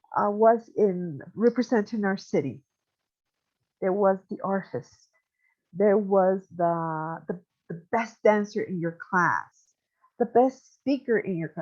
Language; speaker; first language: English; non-native, fluent; Spanish